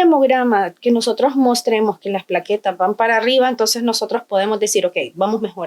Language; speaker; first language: Spanish; native; Spanish